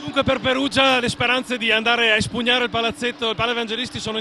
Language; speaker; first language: Italian; native; Italian